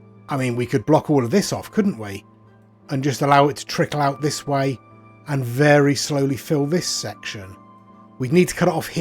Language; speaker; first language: English; native; English